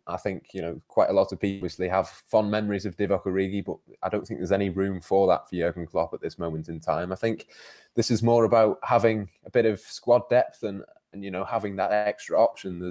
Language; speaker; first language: English; native; English